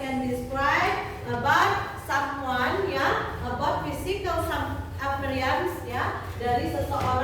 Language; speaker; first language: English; non-native, learner; Indonesian